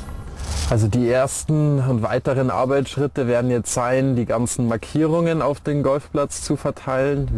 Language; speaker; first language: German; native; German